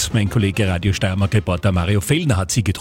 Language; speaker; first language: German; native; German